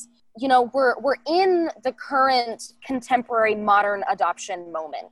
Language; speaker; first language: English; native; English